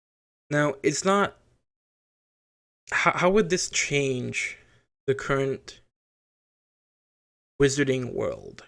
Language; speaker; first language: English; native; English